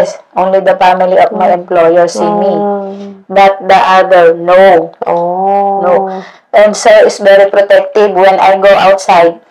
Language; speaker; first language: English; non-native, learner; Indonesian